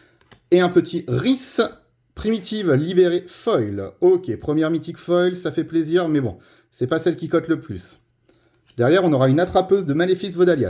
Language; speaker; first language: French; native; French